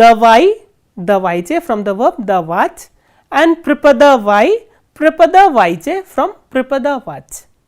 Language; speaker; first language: Russian; non-native, fluent; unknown